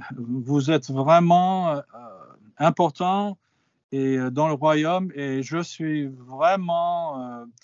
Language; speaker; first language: French; non-native, fluent; English